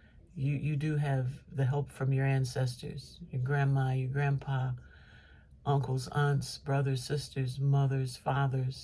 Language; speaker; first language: English; native; English